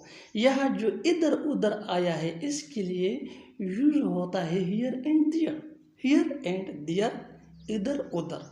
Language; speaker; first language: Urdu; non-native, local second language; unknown